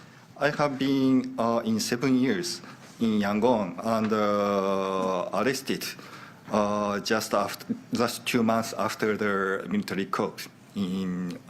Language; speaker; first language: English; non-native, learner; Japanese